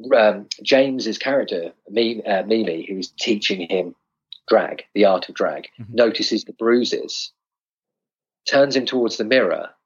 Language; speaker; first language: English; native; English